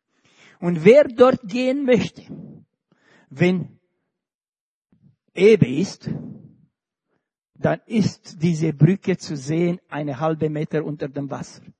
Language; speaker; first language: German; non-native, fluent; Romanian